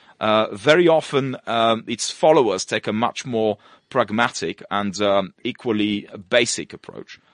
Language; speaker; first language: English; non-native, fluent; Russian